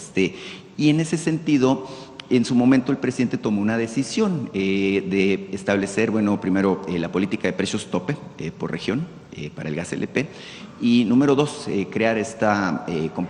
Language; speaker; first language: Spanish; native; Spanish